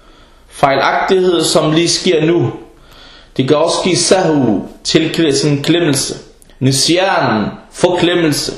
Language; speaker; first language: Danish; early bilingual, other home language; Arabic